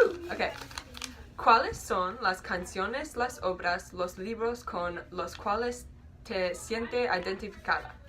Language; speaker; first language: Spanish; non-native, learner; English